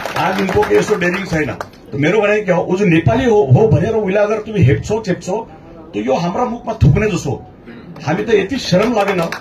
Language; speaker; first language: Nepali; early bilingual, heritage; Nepali